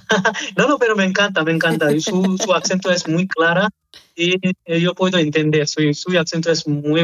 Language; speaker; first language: Spanish; non-native, learner; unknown